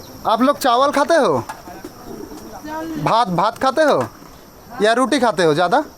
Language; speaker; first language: Hindi; non-native, local second language; Bangla